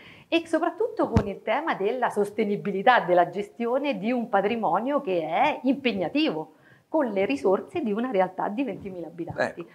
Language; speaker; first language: Italian; native; Italian